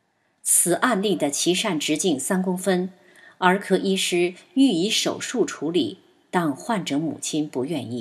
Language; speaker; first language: Chinese; native; Chinese